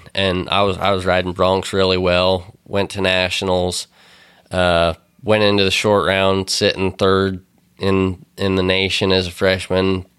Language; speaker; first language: English; native; English